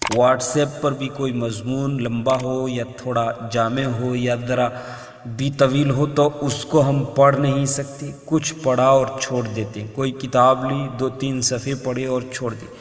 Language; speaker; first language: Urdu; native; Urdu